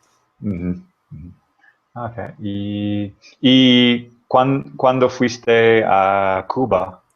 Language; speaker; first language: Spanish; non-native, fluent; English